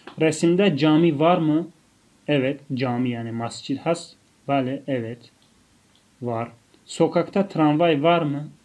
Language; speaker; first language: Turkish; non-native, fluent; Tajik